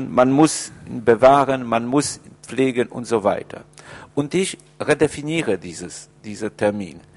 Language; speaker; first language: German; non-native, fluent; Polish